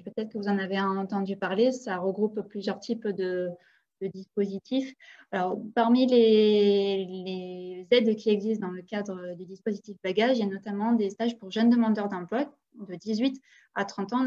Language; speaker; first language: French; native; French